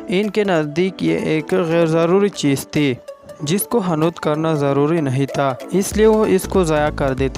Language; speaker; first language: Urdu; native; Urdu